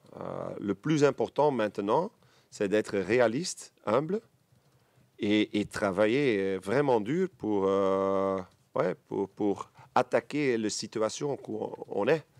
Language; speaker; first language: French; non-native, learner; Dutch